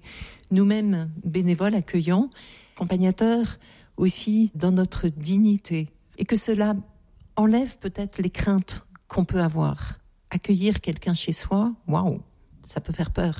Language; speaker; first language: French; native; French